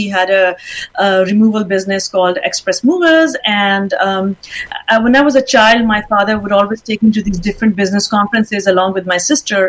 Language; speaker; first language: English; non-native, local second language; Urdu